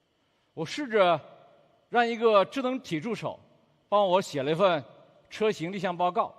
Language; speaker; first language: Chinese; native; Chinese